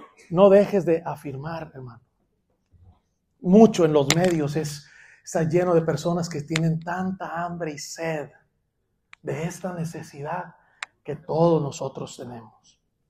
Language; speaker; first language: Spanish; native; Spanish